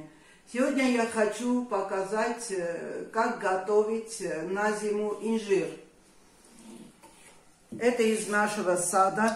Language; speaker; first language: Russian; non-native, fluent; Armenian